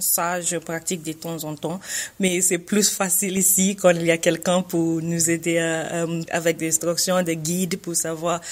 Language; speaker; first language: French; non-native, learner; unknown